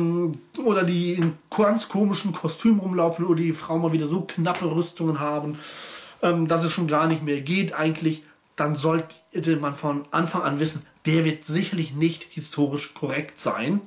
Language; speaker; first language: German; native; German